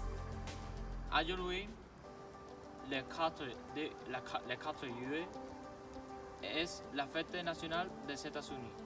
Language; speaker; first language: French; non-native, learner; Spanish